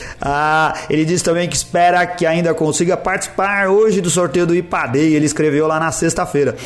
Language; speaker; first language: Portuguese; native; Portuguese